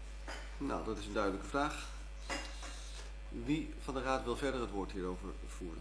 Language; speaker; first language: Dutch; native; Dutch